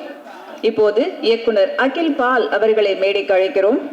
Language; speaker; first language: Tamil; native; Tamil